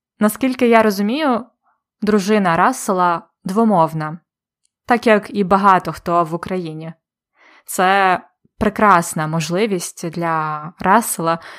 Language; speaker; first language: Ukrainian; native; Ukrainian